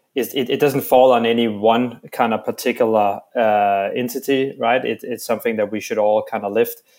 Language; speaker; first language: English; non-native, fluent; Danish